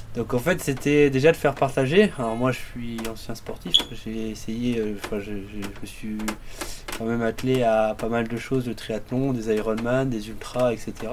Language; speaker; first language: French; native; French